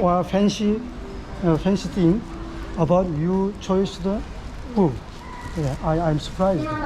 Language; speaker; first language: English; non-native, learner; Korean